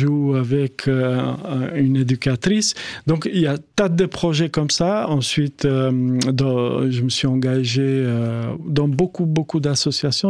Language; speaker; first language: French; non-native, fluent; Albanian